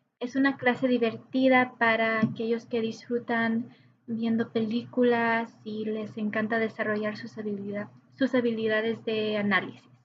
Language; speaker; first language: Spanish; early bilingual, heritage; Spanish